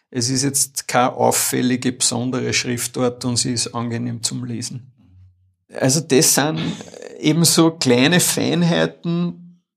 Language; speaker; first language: German; native; German